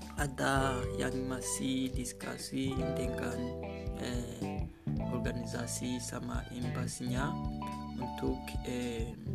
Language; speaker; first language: Indonesian; non-native, learner; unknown